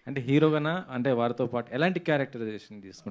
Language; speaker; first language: Telugu; native; Telugu